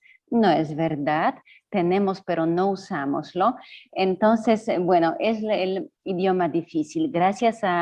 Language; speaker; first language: Spanish; non-native, fluent; Polish